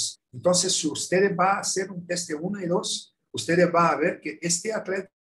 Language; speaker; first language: Spanish; non-native, learner; Portuguese